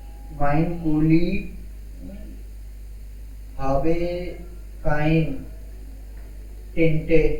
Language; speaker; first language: German; non-native, learner; Hindi